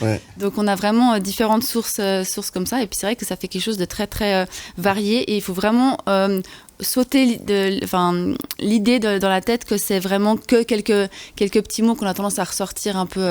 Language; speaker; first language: French; native; French